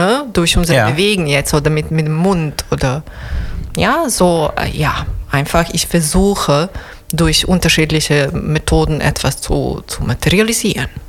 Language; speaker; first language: German; non-native, learner; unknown